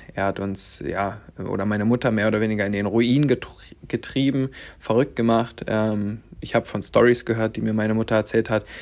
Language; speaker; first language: German; native; German